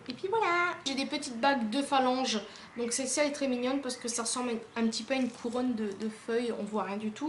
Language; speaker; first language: French; native; French